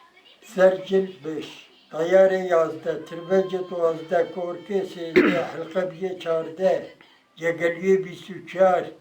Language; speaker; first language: Turkish; non-native, local second language; Kurdish